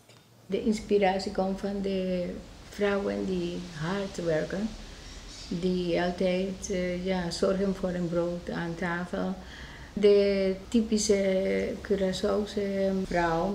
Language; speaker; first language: Dutch; non-native, local second language; Papiamento